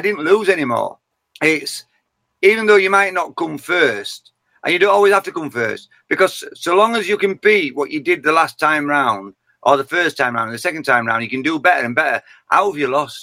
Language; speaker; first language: English; native; English